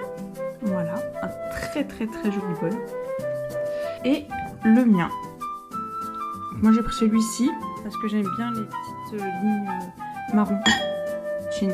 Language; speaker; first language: French; native; French